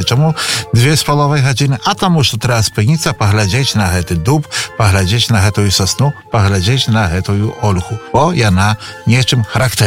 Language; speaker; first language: Belarusian; native; Belarusian